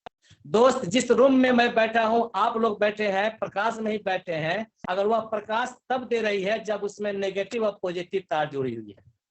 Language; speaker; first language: Hindi; native; Hindi